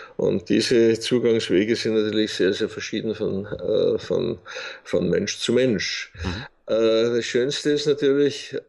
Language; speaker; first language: German; native; German